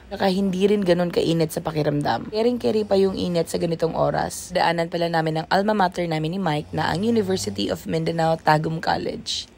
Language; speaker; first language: Filipino; non-native, local second language; Cebuano